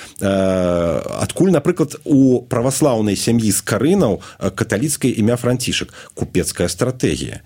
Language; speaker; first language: Belarusian; non-native, local second language; Russian